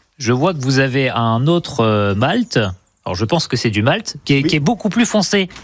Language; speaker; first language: French; native; French